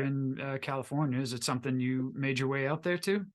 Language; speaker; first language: English; native; English